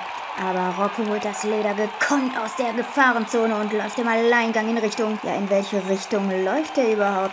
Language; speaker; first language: German; native; German